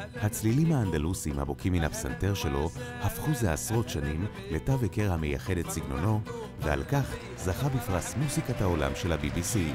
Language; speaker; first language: Hebrew; native; Hebrew